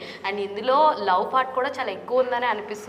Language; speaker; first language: Telugu; native; Telugu